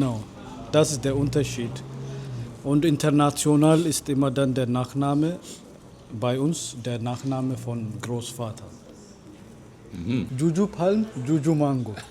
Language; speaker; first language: German; non-native, fluent; Amharic